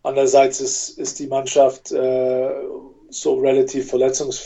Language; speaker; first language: German; non-native, fluent; English